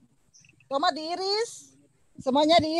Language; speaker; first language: Indonesian; native; Indonesian